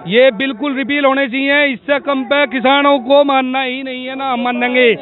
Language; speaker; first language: Hindi; native; Hindi